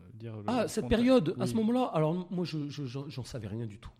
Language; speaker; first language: French; native; French